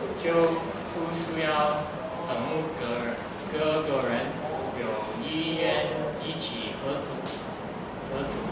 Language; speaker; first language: Chinese; non-native, learner; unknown